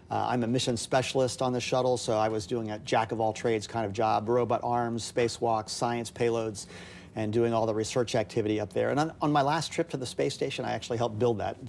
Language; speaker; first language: English; native; English